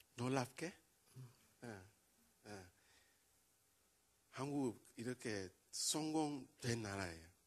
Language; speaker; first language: Korean; non-native, learner; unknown